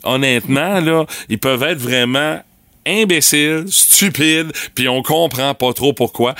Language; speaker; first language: French; native; French